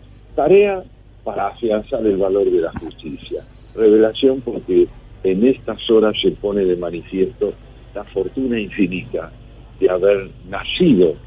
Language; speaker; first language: Spanish; native; Spanish